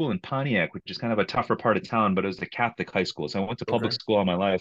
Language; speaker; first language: English; native; English